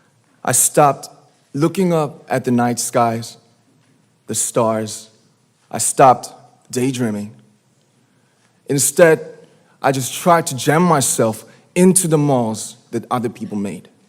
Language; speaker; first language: English; non-native, fluent; Korean